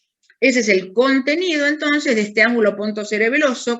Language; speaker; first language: Spanish; native; Spanish